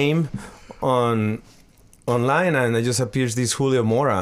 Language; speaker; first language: English; non-native, learner; Spanish